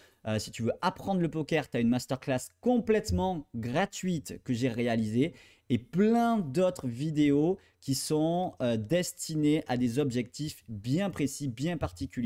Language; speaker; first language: French; native; French